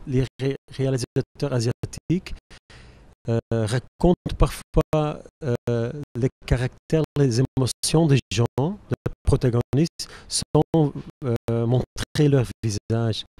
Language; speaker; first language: French; non-native, local second language; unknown